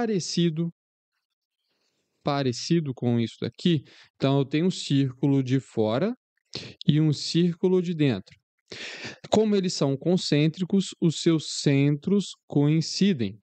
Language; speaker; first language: Portuguese; native; Portuguese